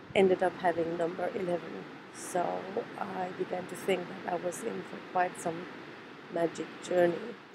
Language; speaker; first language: English; non-native, fluent; German